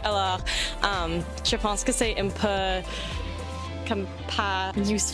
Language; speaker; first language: French; non-native, learner; English